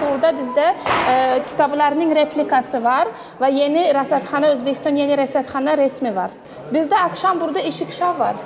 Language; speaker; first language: Turkish; non-native, learner; Uzbek